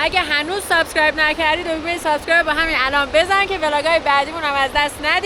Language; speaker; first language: Persian; native; Persian